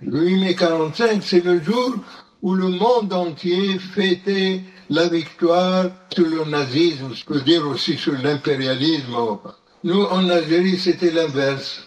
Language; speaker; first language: French; non-native, local second language; Arabic